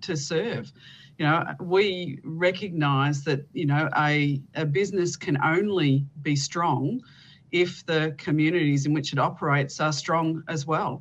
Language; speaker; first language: English; native; English